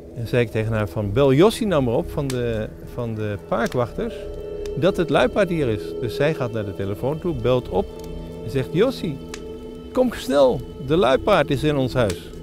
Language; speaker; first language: Dutch; native; Dutch